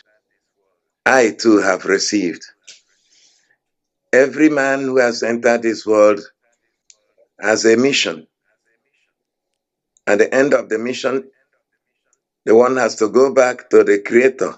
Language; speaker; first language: English; non-native, local second language; Igbo